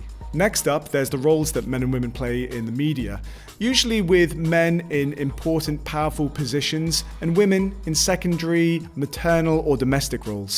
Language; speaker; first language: English; native; English